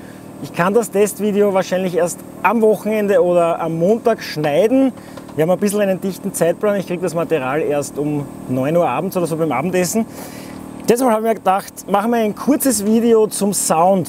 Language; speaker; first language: German; native; German